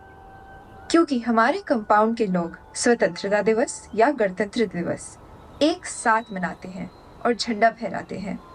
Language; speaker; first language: Hindi; native; Hindi